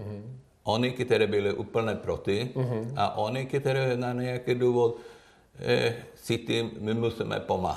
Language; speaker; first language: Czech; non-native, learner; Swedish